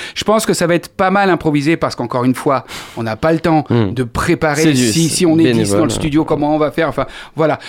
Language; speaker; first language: French; native; French